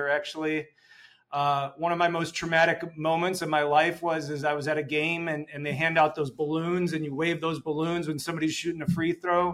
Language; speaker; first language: English; native; English